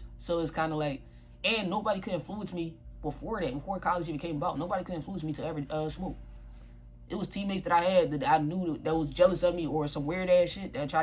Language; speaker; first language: English; native; English